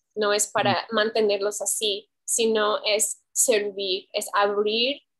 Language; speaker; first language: Spanish; non-native, fluent; English